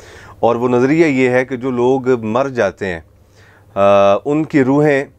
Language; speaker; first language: Urdu; native; Urdu